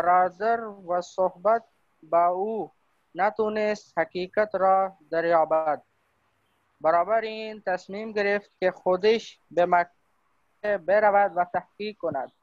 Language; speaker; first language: Persian; non-native, learner; Urdu